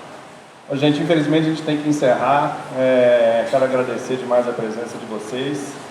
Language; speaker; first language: Portuguese; native; Portuguese